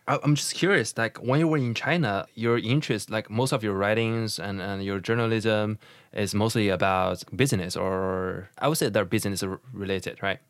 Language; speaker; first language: English; non-native, fluent; Chinese